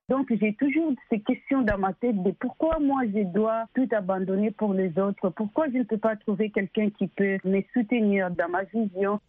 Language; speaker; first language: French; non-native, local second language; Lingala